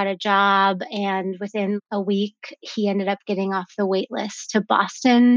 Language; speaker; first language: English; native; English